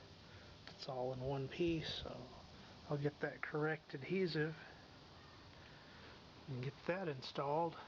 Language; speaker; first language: English; native; English